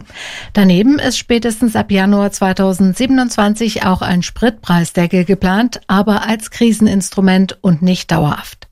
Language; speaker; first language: German; native; German